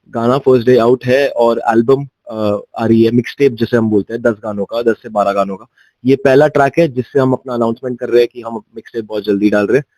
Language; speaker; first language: Hindi; non-native, local second language; Gujarati